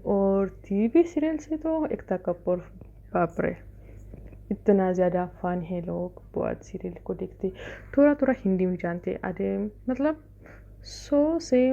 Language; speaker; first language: Hindi; non-native, fluent; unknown